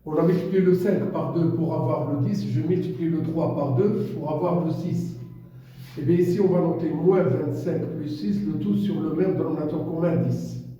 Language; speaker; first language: French; non-native, local second language; Arabic